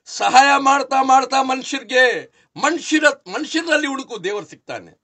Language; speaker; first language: Kannada; non-native, local second language; Urdu